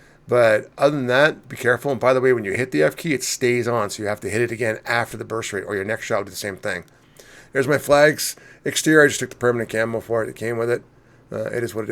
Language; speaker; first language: English; native; English